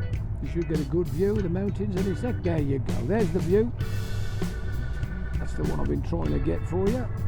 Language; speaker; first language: English; native; English